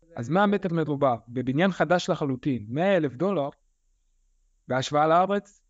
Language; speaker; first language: Hebrew; early bilingual, other home language; Russian